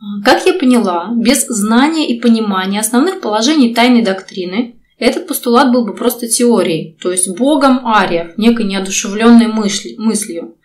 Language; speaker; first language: Russian; native; Russian